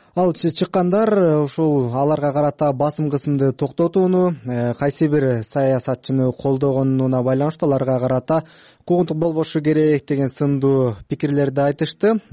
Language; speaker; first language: Kyrgyz; native; Kyrgyz